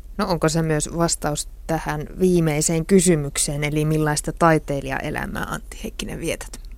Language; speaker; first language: Finnish; native; Finnish